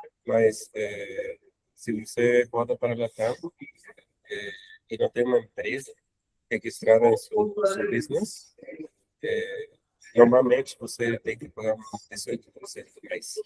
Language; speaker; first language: Portuguese; non-native, learner; Spanish